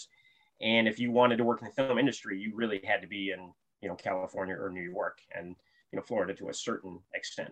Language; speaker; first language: English; native; English